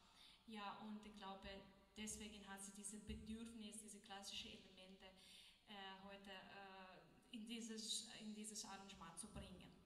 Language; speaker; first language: German; non-native, learner; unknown